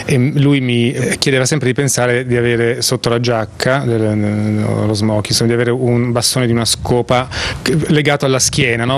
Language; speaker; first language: Italian; native; Italian